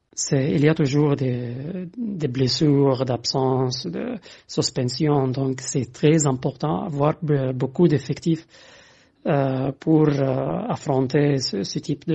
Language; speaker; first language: French; non-native, fluent; Arabic